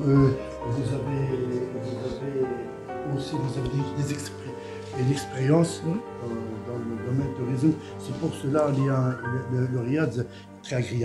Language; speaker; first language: French; non-native, local second language; Arabic